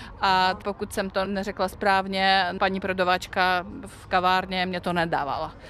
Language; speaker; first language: Czech; non-native, fluent; Russian